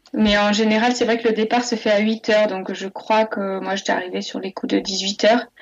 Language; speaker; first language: French; native; French